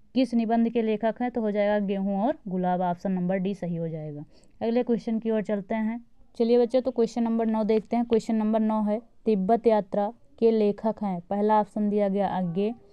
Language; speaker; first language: Hindi; native; Hindi